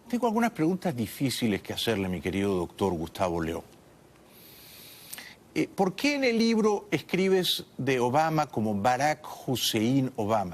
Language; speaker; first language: Spanish; native; Spanish